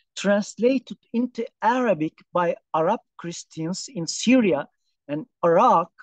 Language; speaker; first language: English; non-native, fluent; Turkish